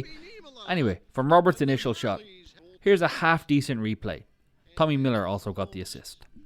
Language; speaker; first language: English; native; English